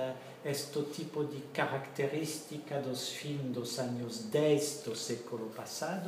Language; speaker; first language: Portuguese; non-native, fluent; French